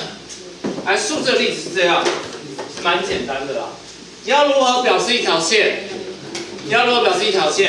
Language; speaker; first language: Chinese; native; Chinese